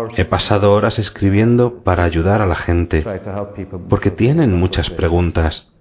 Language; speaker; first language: Spanish; non-native, fluent; Turkish